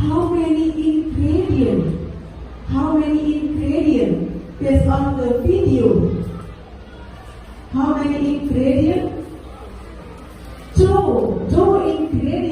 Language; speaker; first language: English; non-native, learner; Indonesian